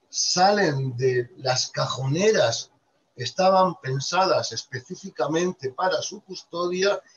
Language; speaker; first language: Spanish; native; Spanish